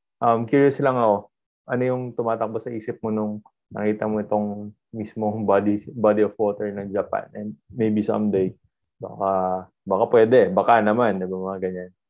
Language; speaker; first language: Filipino; native; Filipino